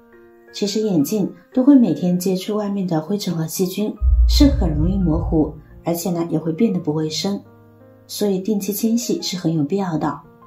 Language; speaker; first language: Chinese; native; Chinese